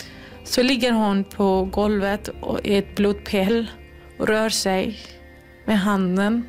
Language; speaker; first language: Swedish; non-native, fluent; Kurdish